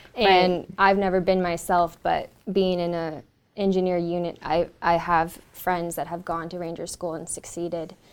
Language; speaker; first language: English; native; English